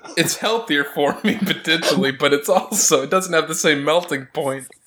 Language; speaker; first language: English; native; English